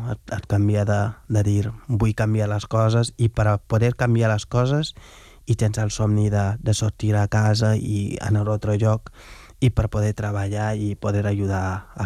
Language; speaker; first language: Catalan; non-native, fluent; Wolof